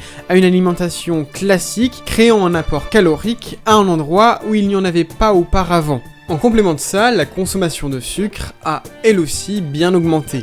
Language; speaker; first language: French; native; French